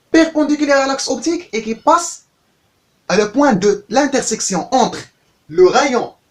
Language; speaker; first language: French; non-native, local second language; Arabic